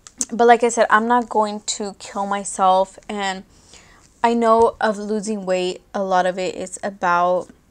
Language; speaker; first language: English; early bilingual, other home language; Spanish